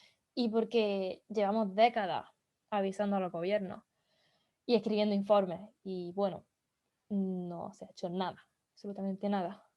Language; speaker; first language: Spanish; native; Spanish